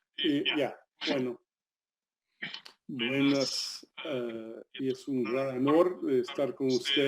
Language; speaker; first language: Spanish; non-native, fluent; English